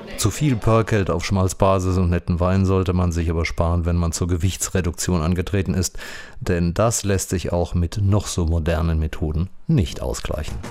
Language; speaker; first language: German; native; German